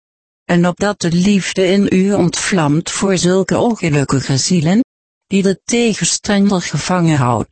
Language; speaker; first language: Dutch; native; Dutch